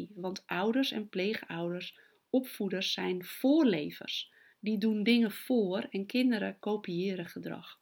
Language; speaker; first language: Dutch; native; Dutch